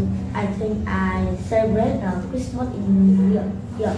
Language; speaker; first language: English; non-native, learner; Vietnamese